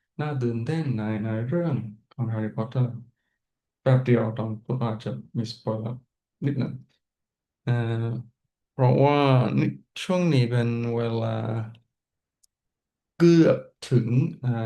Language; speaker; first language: Thai; non-native, fluent; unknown